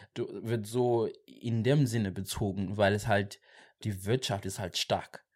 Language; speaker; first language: German; non-native, learner; Xhosa